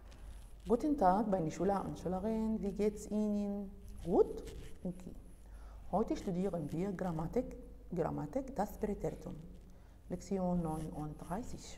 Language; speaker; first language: German; non-native, fluent; Arabic